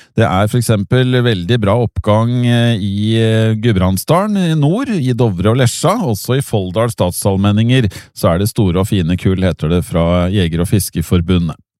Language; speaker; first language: Norwegian; native; Norwegian